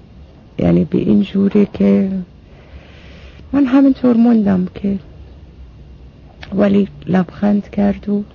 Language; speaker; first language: Persian; non-native, fluent; Arabic